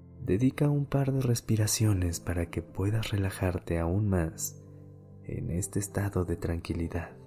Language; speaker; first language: Spanish; native; Spanish